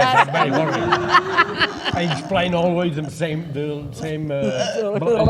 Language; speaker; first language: English; non-native, learner; Catalan